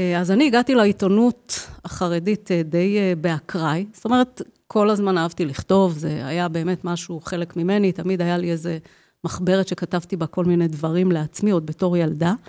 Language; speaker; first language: Hebrew; native; Hebrew